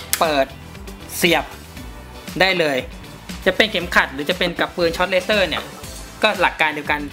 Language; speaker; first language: Thai; native; Thai